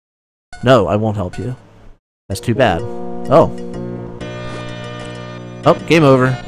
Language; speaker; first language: English; native; English